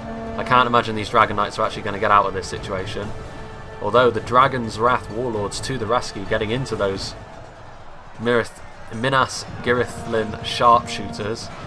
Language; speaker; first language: English; native; English